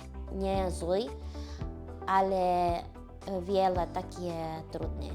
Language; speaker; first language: Polish; non-native, learner; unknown